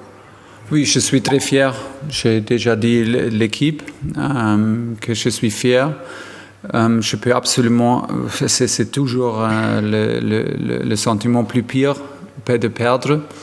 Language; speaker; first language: French; non-native, fluent; German